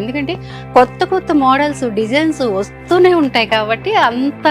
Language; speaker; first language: Telugu; native; Telugu